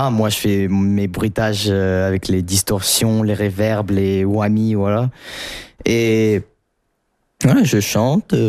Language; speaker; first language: French; non-native, fluent; Russian